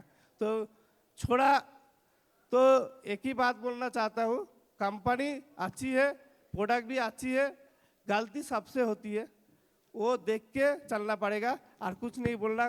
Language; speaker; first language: Hindi; non-native, local second language; Bangla